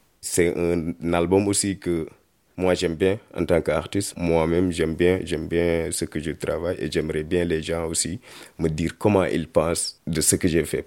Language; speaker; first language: French; non-native, local second language; Wolof